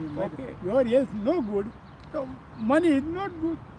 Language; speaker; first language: English; non-native, learner; Gujarati